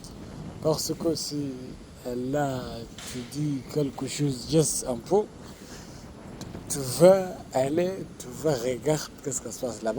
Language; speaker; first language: French; non-native, learner; Arabic